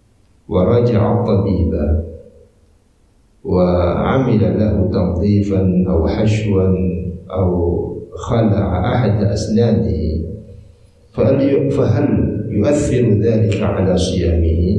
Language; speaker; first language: Arabic; non-native, fluent; Indonesian